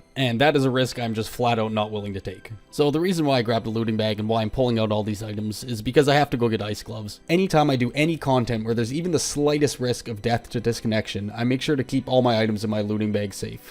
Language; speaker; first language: English; native; English